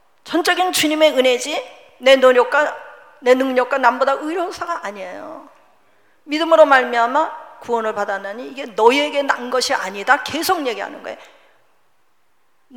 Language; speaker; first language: Korean; native; Korean